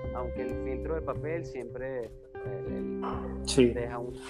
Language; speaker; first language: Spanish; native; Spanish